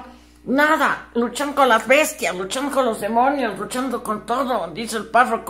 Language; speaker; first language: Spanish; native; Spanish